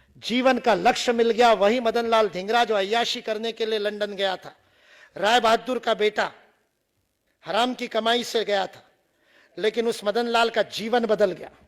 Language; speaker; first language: Hindi; non-native, local second language; Marathi